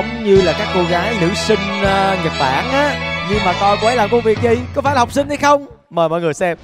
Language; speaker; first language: Vietnamese; native; Vietnamese